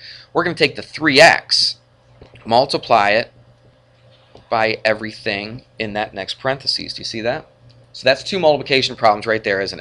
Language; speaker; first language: English; native; English